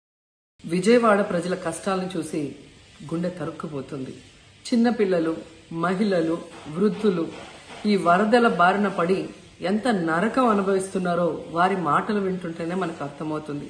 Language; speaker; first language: Telugu; native; Telugu